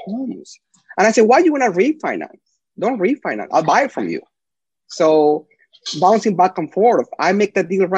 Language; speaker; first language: English; non-native, fluent; Spanish